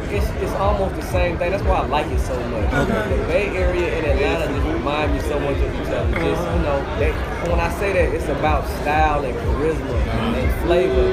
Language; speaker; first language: English; native; English